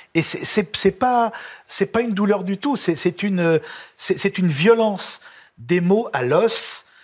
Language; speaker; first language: French; native; French